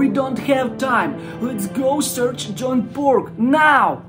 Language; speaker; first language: English; non-native, learner; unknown